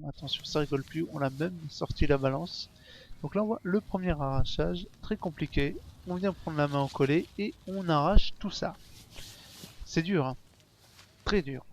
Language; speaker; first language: French; native; French